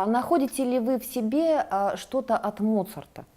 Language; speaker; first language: Russian; native; Russian